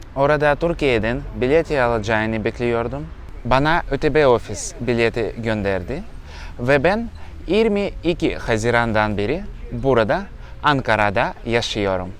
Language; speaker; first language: Turkish; non-native, learner; Russian